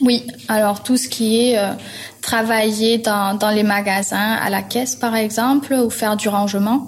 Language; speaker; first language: French; non-native, fluent; German